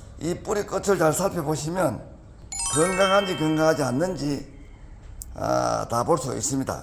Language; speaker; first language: Korean; native; Korean